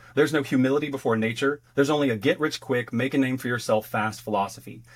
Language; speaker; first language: English; native; English